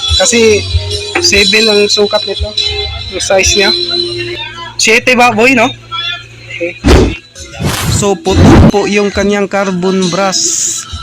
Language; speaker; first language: Filipino; non-native, local second language; Cebuano